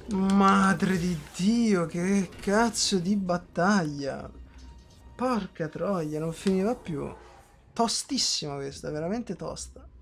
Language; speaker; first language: Italian; native; Italian